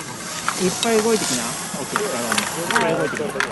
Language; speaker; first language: Japanese; native; Japanese